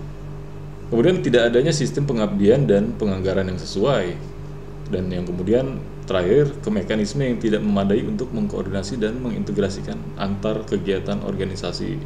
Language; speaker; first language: Indonesian; native; Indonesian